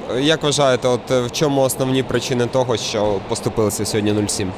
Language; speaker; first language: Ukrainian; native; Ukrainian